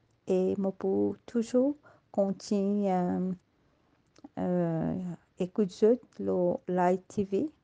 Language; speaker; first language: French; non-native, learner; Morisyen